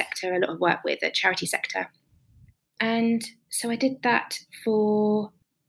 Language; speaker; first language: English; native; English